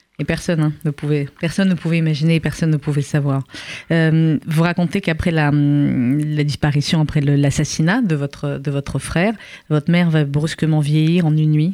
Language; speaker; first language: French; native; French